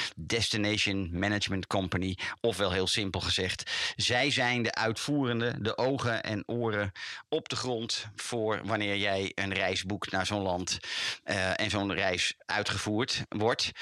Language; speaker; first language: Dutch; native; Dutch